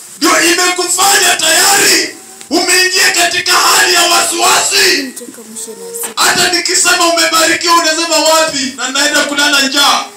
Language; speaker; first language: Swahili; non-native, local second language; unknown